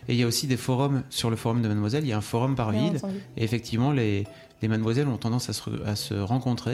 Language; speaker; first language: French; native; French